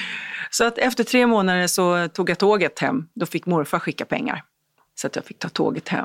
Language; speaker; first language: Swedish; native; Swedish